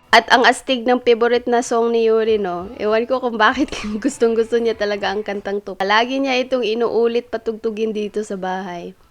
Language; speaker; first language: Filipino; non-native, local second language; Cebuano